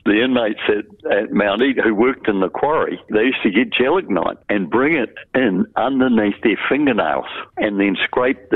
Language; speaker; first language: English; native; English